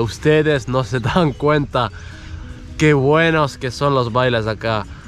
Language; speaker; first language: Spanish; non-native, fluent; Estonian